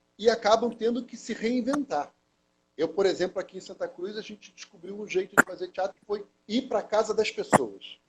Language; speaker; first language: Portuguese; native; Portuguese